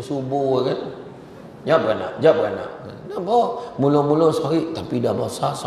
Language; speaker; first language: Malay; native; Malay